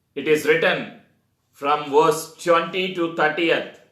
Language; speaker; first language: English; non-native, local second language; Telugu